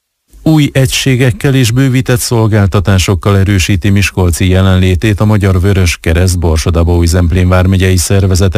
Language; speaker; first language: Hungarian; native; Hungarian